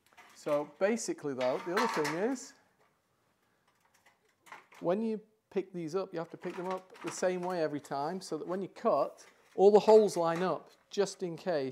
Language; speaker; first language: English; native; English